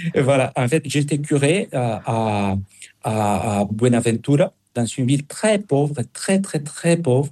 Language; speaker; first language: French; non-native, fluent; Spanish